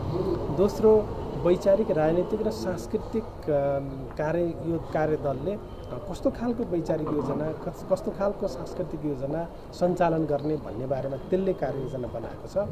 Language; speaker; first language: Nepali; native; Nepali